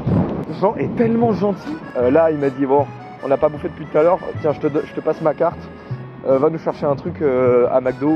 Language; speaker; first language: French; native; French